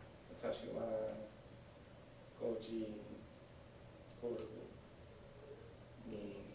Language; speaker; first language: Japanese; non-native, learner; English